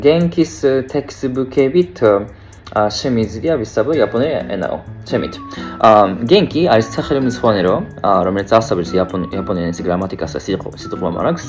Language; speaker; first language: Georgian; non-native, learner; Japanese